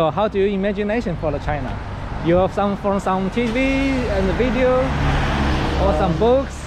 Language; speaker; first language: English; non-native, learner; Chinese